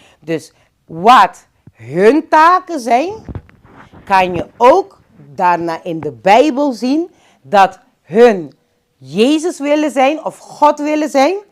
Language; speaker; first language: Dutch; non-native, local second language; Papiamento